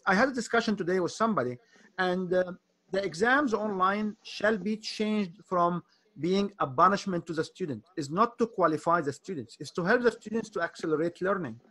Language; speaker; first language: English; non-native, fluent; Arabic